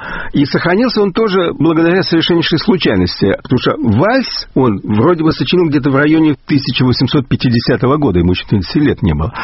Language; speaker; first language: Russian; native; Russian